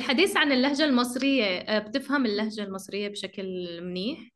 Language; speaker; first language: Arabic; native; Arabic